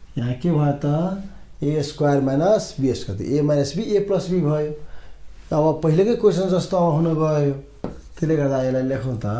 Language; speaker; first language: Nepali; non-native, local second language; Maithili